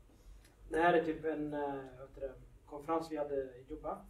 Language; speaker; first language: Swedish; early bilingual, other home language; Somali